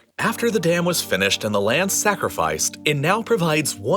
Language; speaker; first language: English; native; English